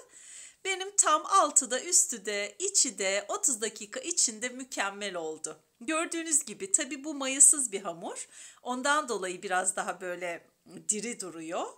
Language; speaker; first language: Turkish; native; Turkish